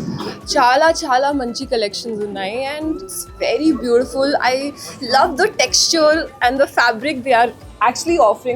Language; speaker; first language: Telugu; non-native, learner; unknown